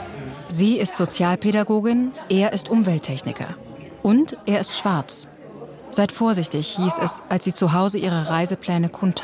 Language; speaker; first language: German; native; German